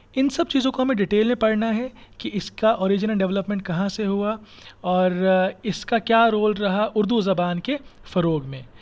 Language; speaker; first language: Hindi; non-native, local second language; Kashmiri